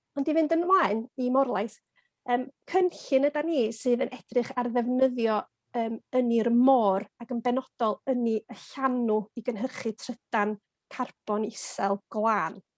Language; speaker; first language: Welsh; native; Welsh